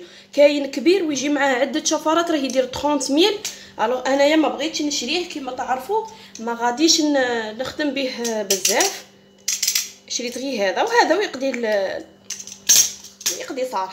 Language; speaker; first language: Arabic; native; Arabic